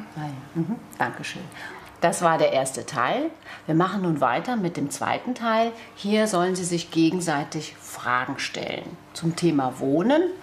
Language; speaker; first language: German; native; German